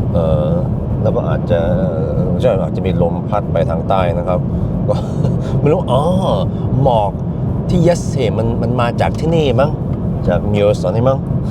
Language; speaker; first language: Thai; non-native, fluent; Swedish